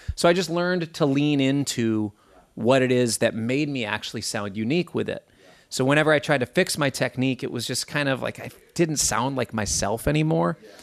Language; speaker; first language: English; native; English